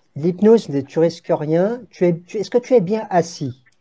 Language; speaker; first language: French; native; French